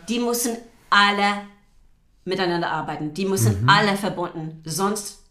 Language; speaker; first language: German; non-native, fluent; English